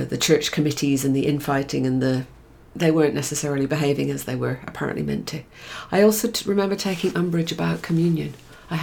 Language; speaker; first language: English; native; English